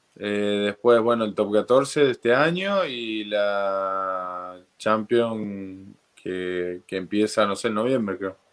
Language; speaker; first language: Spanish; native; Spanish